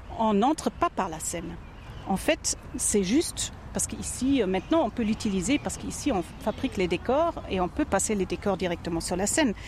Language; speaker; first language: French; non-native, fluent; German